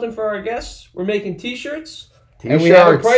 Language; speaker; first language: English; native; English